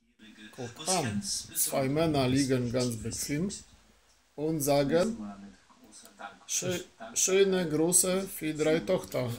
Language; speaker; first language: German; non-native, learner; Polish